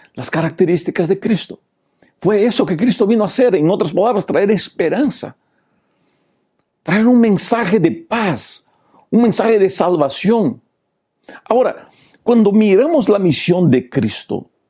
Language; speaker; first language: Spanish; non-native, local second language; Portuguese